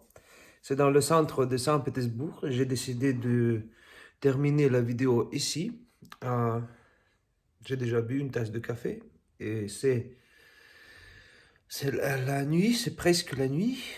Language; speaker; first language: French; non-native, fluent; Russian